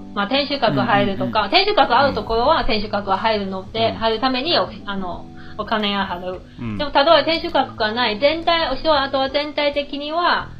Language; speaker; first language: Japanese; non-native, fluent; Chinese